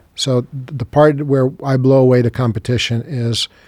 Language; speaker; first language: English; non-native, fluent; Serbian